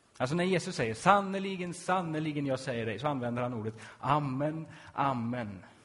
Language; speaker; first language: Swedish; native; Swedish